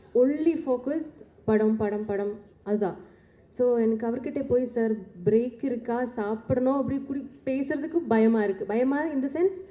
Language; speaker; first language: Tamil; non-native, learner; Malayalam